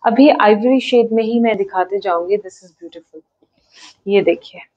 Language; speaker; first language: Hindi; non-native, local second language; Bangla